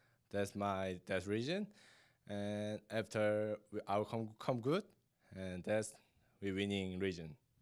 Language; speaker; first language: English; non-native, learner; Korean